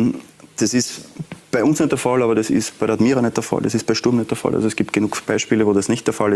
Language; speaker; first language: German; native; German